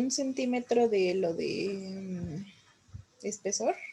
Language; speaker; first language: Spanish; native; Spanish